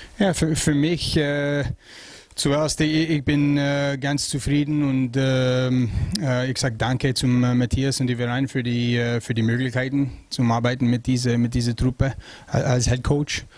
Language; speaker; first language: German; non-native, learner; French